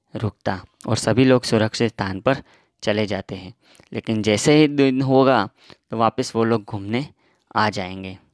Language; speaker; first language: Hindi; non-native, local second language; Gujarati